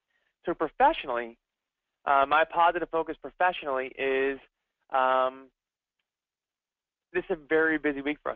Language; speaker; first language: English; native; English